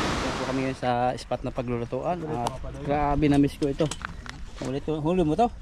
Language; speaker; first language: Filipino; native; Filipino